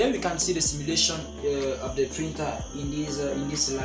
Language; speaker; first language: English; non-native, fluent; French